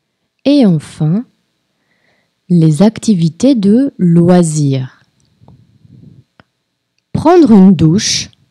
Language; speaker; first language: French; non-native, fluent; Portuguese